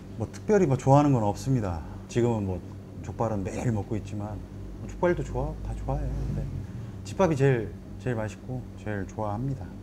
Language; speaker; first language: Korean; native; Korean